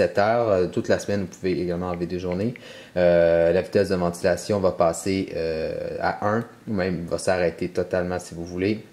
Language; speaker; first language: French; native; French